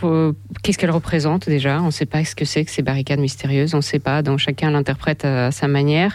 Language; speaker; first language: French; non-native, fluent; Russian